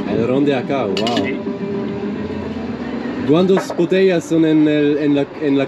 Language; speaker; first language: Spanish; non-native, learner; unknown